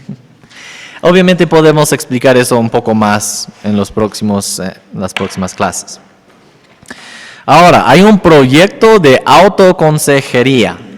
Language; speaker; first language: Spanish; non-native, fluent; English